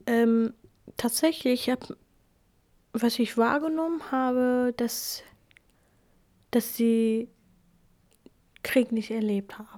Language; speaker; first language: German; non-native, fluent; Kurdish